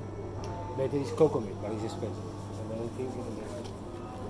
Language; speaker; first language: English; non-native, learner; Spanish